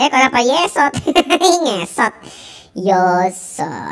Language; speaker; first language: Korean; non-native, learner; Indonesian